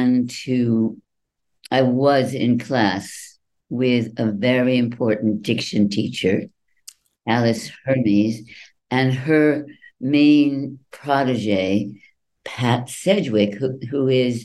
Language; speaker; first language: English; native; English